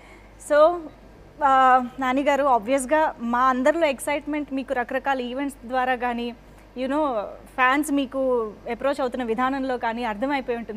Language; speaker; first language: Telugu; native; Telugu